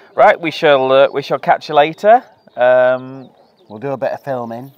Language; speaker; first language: English; native; English